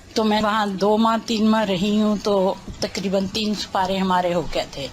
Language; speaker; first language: Urdu; native; Urdu